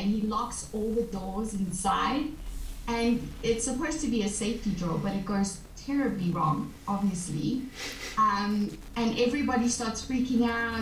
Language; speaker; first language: English; native; English